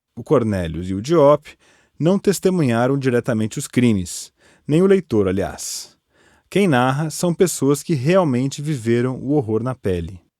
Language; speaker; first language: Portuguese; native; Portuguese